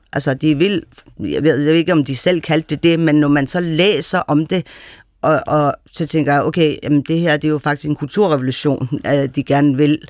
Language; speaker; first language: Danish; early bilingual, other home language; Persian